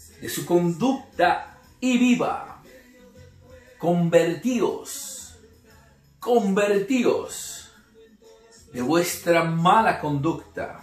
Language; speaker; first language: Spanish; native; Spanish